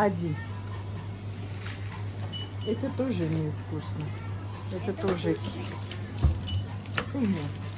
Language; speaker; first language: Russian; non-native, fluent; Armenian